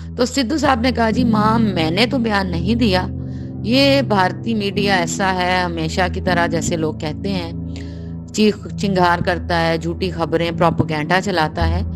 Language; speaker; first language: Urdu; native; Urdu